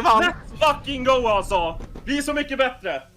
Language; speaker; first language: Swedish; native; Swedish